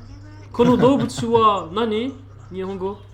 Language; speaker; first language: Japanese; non-native, learner; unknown